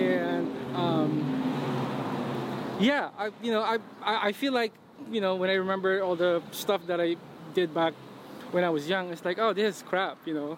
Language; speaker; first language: English; non-native, local second language; Filipino